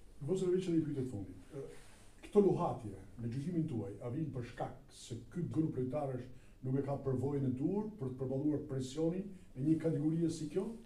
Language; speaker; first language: Albanian; native; Albanian